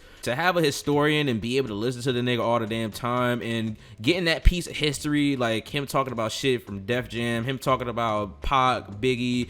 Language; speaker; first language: English; native; English